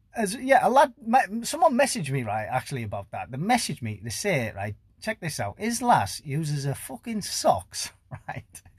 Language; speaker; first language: English; native; English